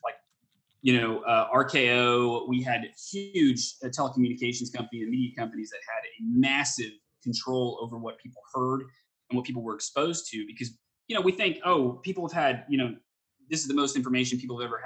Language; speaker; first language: English; native; English